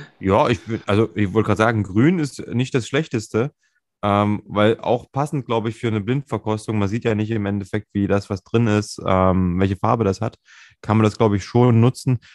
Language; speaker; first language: German; native; German